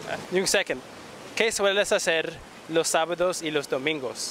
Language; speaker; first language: Spanish; non-native, learner; Filipino